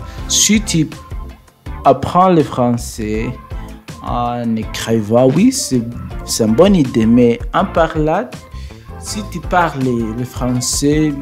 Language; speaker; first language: French; non-native, learner; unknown